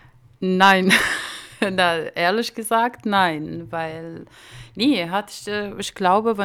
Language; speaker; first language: German; non-native, learner; Arabic